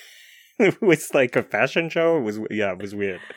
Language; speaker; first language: English; native; English